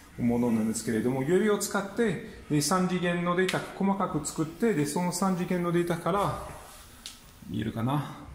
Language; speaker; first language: Japanese; non-native, fluent; French